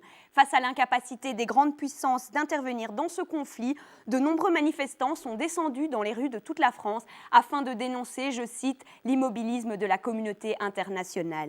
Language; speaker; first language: French; native; French